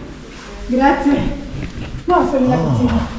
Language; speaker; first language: Italian; non-native, learner; Spanish